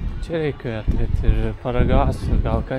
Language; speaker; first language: Lithuanian; non-native, learner; Turkish